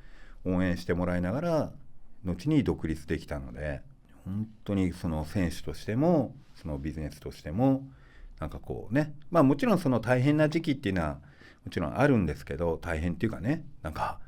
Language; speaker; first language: Japanese; native; Japanese